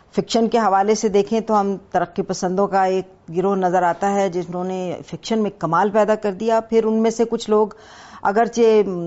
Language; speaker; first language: Urdu; native; Urdu